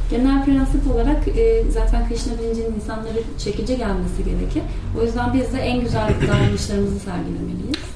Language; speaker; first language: Turkish; native; Turkish